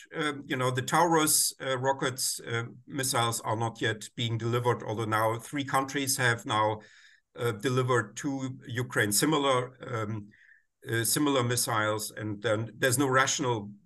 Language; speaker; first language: English; non-native, fluent; German